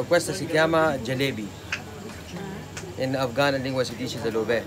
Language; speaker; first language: Italian; non-native, learner; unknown